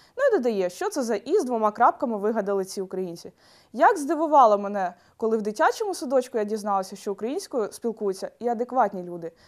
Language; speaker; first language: Ukrainian; non-native, local second language; Russian